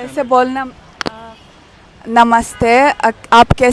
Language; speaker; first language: Hindi; non-native, learner; Russian